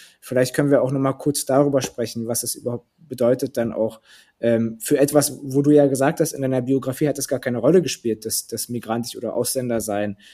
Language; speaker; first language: German; early bilingual, other home language; Turkish